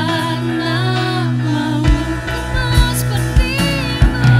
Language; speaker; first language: Indonesian; native; Indonesian